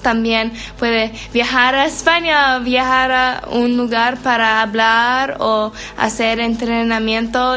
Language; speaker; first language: Spanish; non-native, learner; English